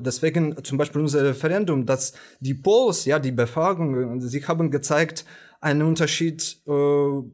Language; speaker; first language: German; non-native, fluent; Romanian